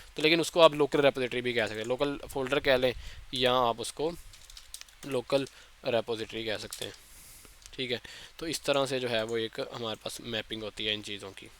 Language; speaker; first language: Urdu; native; Urdu